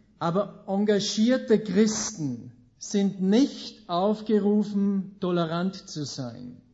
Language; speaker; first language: German; native; German